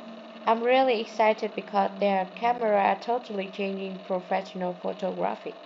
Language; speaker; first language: English; non-native, learner; Vietnamese